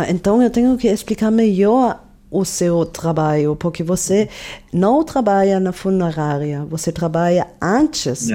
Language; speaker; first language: Portuguese; non-native, fluent; German